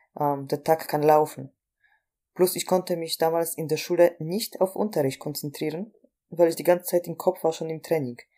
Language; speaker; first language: German; non-native, fluent; Polish